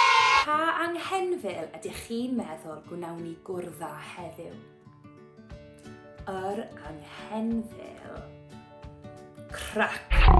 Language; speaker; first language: Welsh; non-native, local second language; English